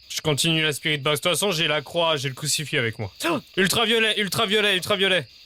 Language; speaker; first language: French; native; French